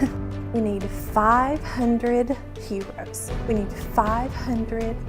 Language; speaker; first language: English; native; English